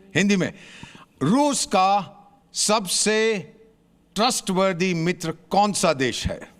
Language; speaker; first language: Hindi; native; Hindi